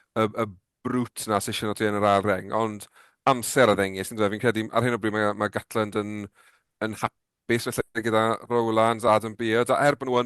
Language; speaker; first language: Welsh; native; Welsh